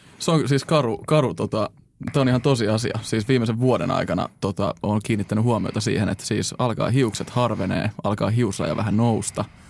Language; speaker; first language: Finnish; native; Finnish